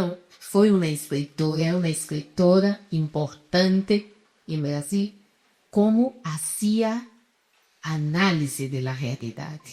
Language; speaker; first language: Spanish; non-native, fluent; Portuguese